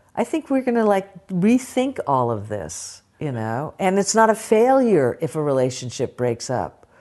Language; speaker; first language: English; native; English